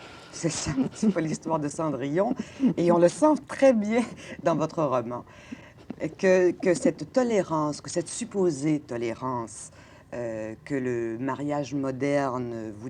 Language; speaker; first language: French; native; French